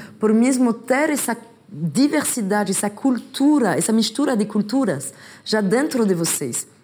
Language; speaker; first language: Portuguese; non-native, fluent; French